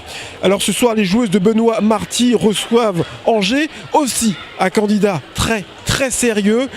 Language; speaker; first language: French; native; French